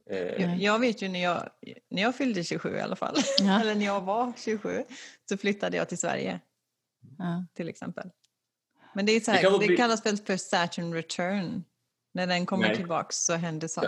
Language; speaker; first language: Swedish; non-native, fluent; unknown